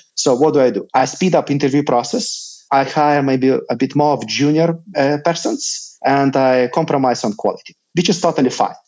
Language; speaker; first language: English; non-native, fluent; Lithuanian